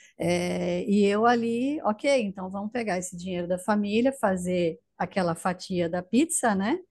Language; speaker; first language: Portuguese; native; Portuguese